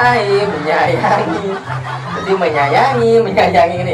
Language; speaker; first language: Indonesian; non-native, local second language; Javanese